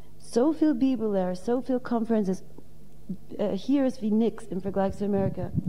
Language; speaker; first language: German; non-native, fluent; English